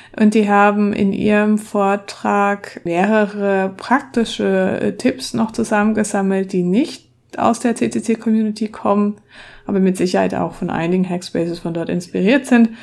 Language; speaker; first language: German; native; German